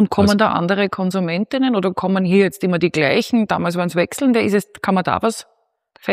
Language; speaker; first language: German; native; German